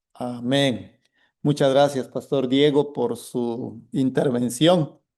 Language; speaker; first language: Spanish; native; Spanish